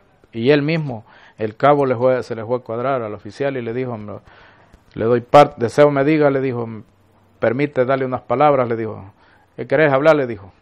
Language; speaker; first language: Spanish; native; Spanish